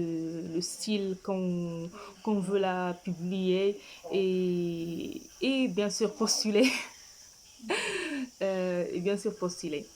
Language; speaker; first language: French; non-native, fluent; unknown